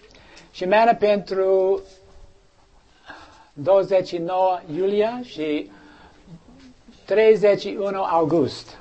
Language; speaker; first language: Romanian; non-native, learner; English